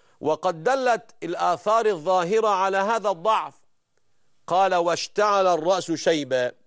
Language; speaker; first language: Arabic; native; Arabic